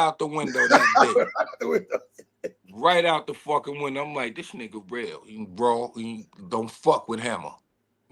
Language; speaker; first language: English; native; English